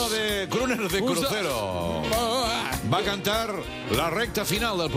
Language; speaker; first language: Spanish; native; Spanish